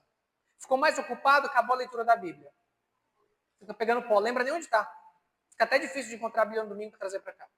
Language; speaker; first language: Portuguese; native; Portuguese